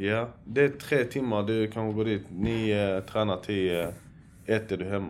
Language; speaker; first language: Swedish; early bilingual, other home language; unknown